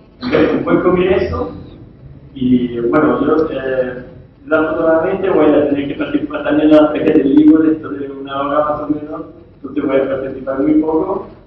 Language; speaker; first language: Spanish; non-native, fluent; Italian